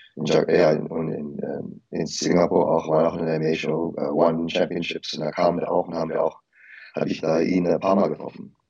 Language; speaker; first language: German; early bilingual, heritage; German